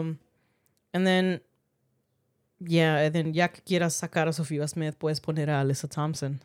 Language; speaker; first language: Spanish; early bilingual, heritage; Spanish